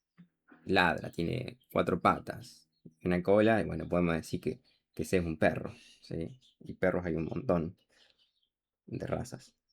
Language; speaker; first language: Spanish; native; Spanish